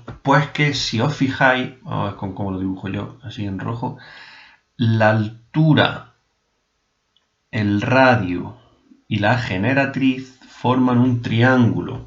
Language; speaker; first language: Spanish; native; Spanish